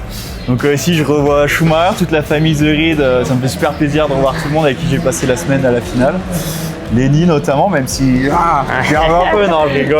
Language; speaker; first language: French; native; French